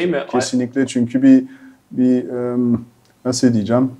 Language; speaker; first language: Turkish; non-native, fluent; French